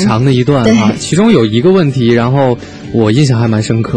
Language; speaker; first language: Chinese; native; Chinese